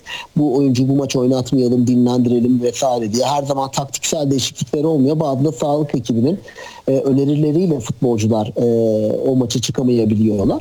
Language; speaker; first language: Turkish; native; Turkish